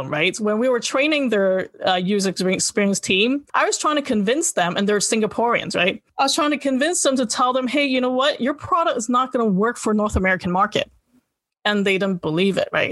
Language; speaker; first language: English; non-native, local second language; Cantonese